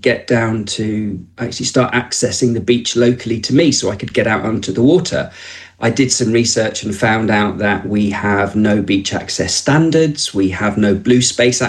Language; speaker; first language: English; native; English